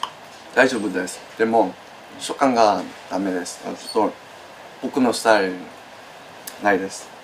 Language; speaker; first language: Japanese; non-native, learner; Korean